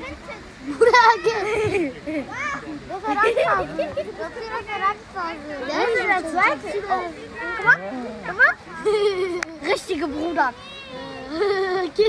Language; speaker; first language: German; early bilingual, other home language; Arabic